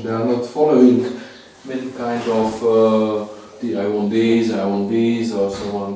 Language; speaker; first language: English; non-native, learner; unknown